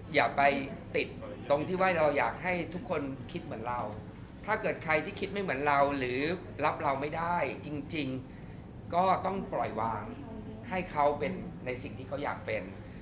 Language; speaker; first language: Thai; native; Thai